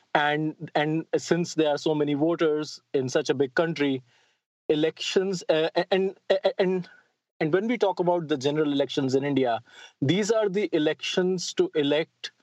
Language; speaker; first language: English; non-native, local second language; Hindi